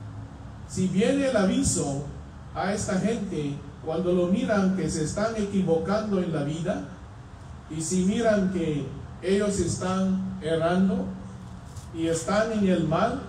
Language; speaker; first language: Spanish; non-native, fluent; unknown